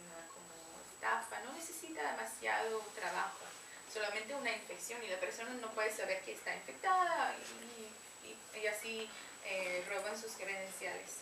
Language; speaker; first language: Spanish; non-native, fluent; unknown